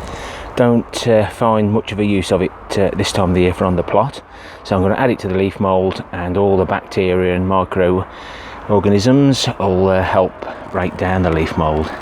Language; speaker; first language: English; native; English